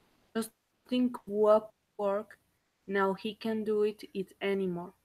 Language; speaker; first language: English; non-native, learner; Spanish